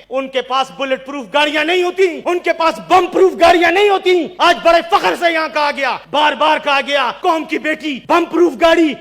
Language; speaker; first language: Urdu; non-native, local second language; Pashto